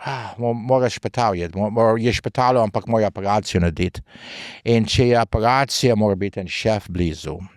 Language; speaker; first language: Slovenian; early bilingual, heritage; Slovenian